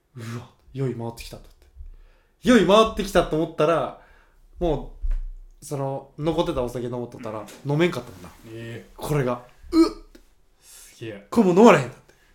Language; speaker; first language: Japanese; native; Japanese